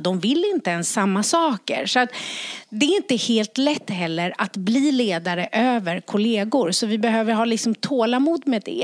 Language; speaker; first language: Swedish; native; Swedish